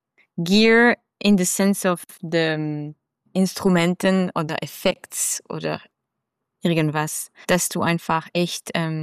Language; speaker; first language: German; non-native, fluent; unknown